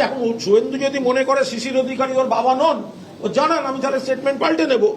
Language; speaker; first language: Bangla; native; Bangla